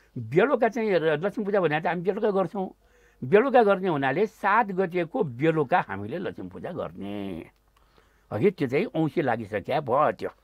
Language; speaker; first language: Nepali; non-native, local second language; Newari